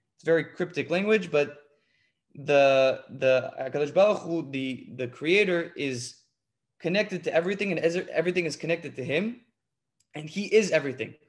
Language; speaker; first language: English; native; English